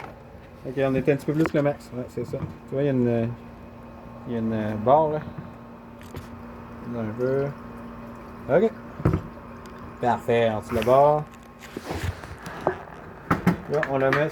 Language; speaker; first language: French; native; French